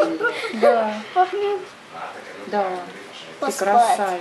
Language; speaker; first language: Russian; native; Russian